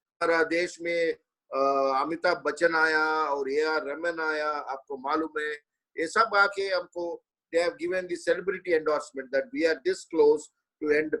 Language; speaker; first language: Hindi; non-native, local second language; Telugu